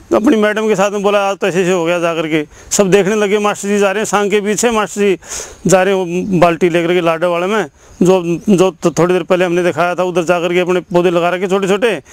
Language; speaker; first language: Hindi; native; Hindi